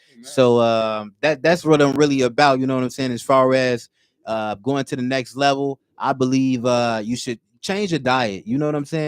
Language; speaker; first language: English; native; English